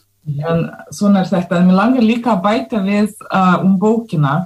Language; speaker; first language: Icelandic; non-native, fluent; Russian